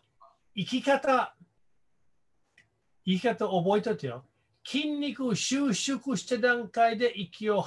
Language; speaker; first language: Japanese; non-native, fluent; English